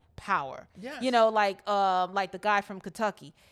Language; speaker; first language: English; native; English